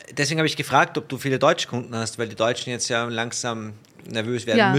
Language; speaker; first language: German; native; German